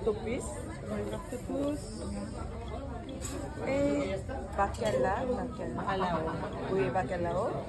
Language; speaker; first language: French; non-native, learner; Korean